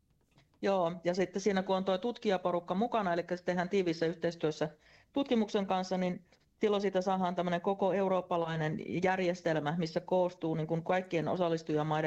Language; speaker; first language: Finnish; native; Finnish